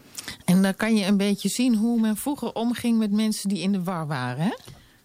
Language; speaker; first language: Dutch; native; Dutch